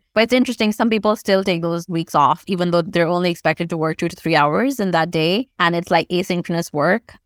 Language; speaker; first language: English; non-native, local second language; Urdu